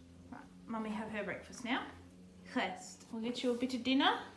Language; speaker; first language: English; native; English